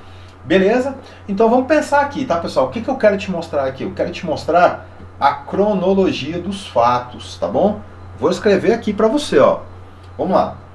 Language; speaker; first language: Portuguese; native; Portuguese